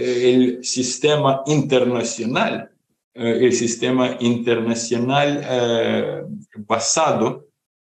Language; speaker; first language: Spanish; non-native, fluent; Ukrainian